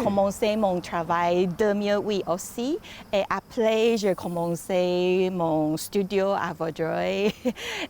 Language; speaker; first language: French; non-native, learner; Chinese